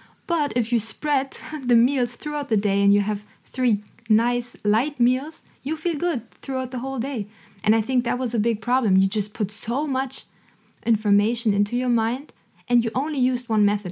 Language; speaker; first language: English; non-native, fluent; German